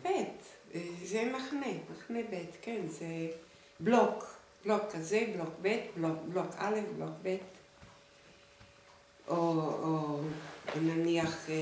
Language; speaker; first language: Hebrew; non-native, fluent; Hungarian